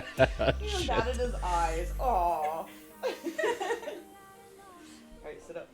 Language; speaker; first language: English; native; English